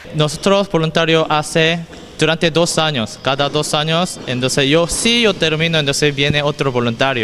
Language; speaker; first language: Spanish; non-native, learner; Korean